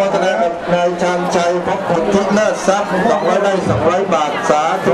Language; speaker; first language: Thai; native; Thai